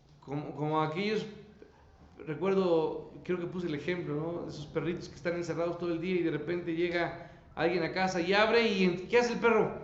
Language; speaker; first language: Spanish; native; Spanish